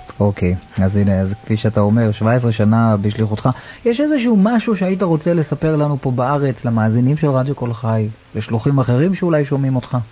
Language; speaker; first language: Hebrew; native; Hebrew